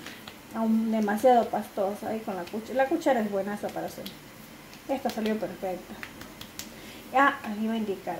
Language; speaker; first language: Spanish; native; Spanish